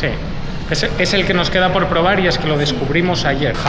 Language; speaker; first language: Spanish; native; Spanish